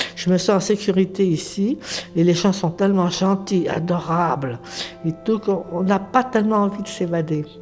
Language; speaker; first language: French; native; French